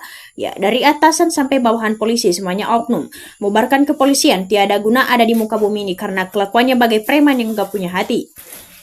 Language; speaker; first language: Indonesian; native; Indonesian